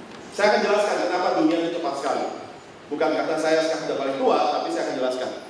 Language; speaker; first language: Indonesian; native; Indonesian